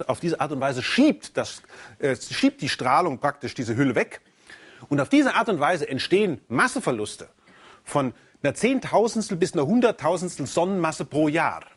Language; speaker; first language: German; native; German